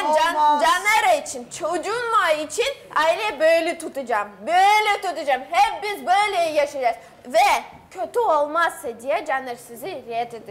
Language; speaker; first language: Turkish; non-native, learner; Russian